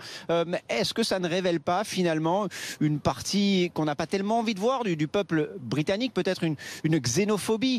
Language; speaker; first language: French; native; French